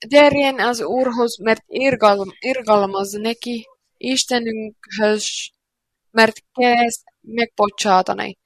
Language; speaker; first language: Hungarian; non-native, learner; Finnish